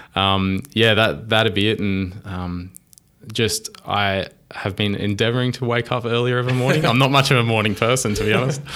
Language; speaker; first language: English; native; English